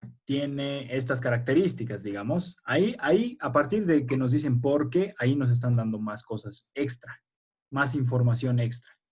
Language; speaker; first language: Spanish; native; Spanish